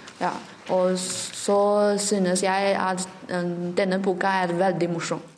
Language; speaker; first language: Norwegian; non-native, learner; Chinese